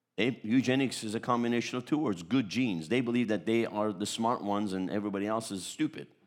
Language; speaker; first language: English; early bilingual, other home language; Turkish